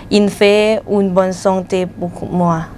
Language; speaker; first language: French; non-native, learner; Thai